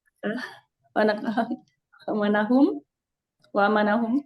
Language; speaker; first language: Arabic; non-native, learner; Indonesian